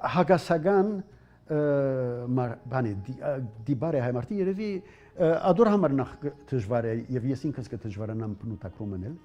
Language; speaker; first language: Armenian; early bilingual, heritage; Armenian